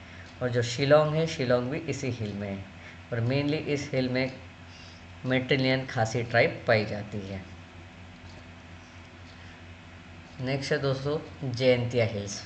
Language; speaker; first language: Hindi; native; Hindi